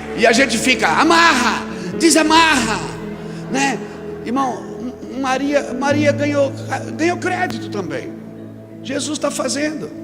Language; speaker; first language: Portuguese; native; Portuguese